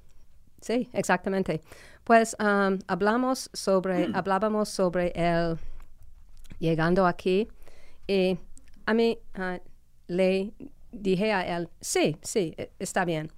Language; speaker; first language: Spanish; non-native, fluent; English